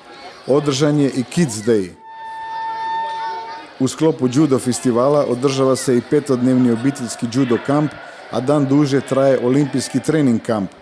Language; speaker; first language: Croatian; native; Croatian